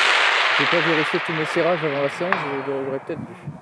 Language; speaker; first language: French; native; French